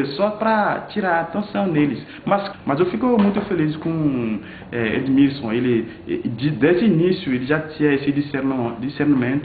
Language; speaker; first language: Portuguese; non-native, fluent; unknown